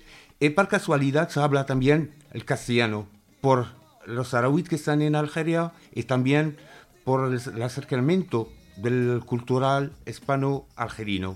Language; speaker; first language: Spanish; non-native, fluent; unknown